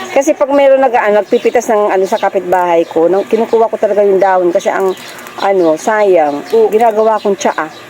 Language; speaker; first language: Filipino; non-native, local second language; Bikol